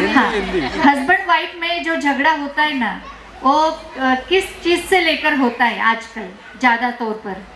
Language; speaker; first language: Hindi; non-native, local second language; Marathi